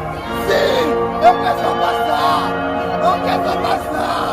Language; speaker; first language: Portuguese; non-native, learner; Haitian Creole